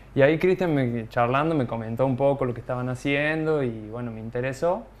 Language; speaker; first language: Spanish; native; Spanish